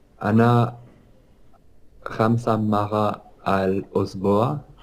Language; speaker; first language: Arabic; non-native, learner; English